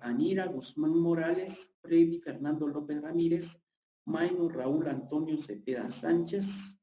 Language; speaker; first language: Spanish; native; Spanish